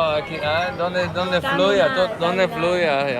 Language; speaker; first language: Spanish; non-native, learner; English